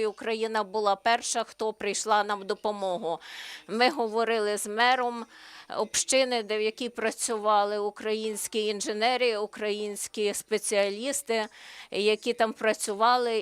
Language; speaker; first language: Ukrainian; non-native, learner; Slovenian